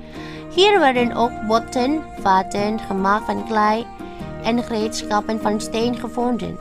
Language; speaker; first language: Dutch; non-native, fluent; Indonesian